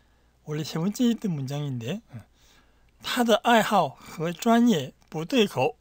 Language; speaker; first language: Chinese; non-native, fluent; Korean